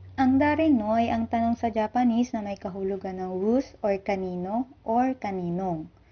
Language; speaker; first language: Filipino; native; Filipino